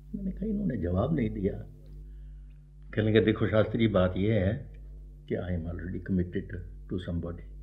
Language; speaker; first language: Hindi; native; Hindi